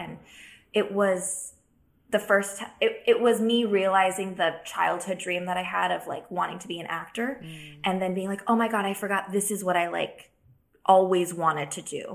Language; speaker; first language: English; native; English